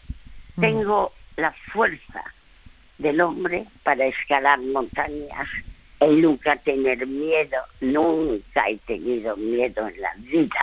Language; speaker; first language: Spanish; early bilingual, other home language; French